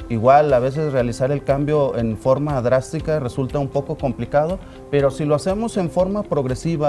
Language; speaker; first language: Spanish; native; Spanish